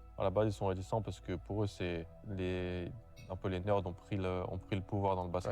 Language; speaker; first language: French; native; French